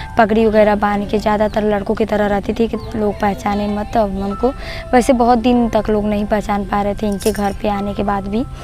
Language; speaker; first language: Hindi; native; Hindi